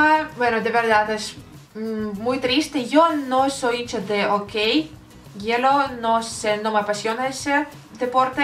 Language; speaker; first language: Spanish; non-native, learner; Russian